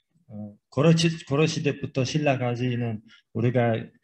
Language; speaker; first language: Korean; non-native, fluent; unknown